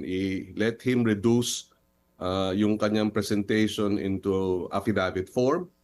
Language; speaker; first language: English; non-native, local second language; Filipino